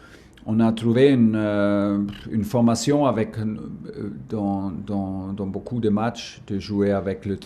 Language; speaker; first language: French; non-native, learner; German